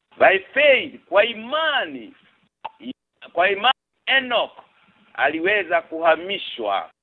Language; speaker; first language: Swahili; non-native, local second language; Kikuyu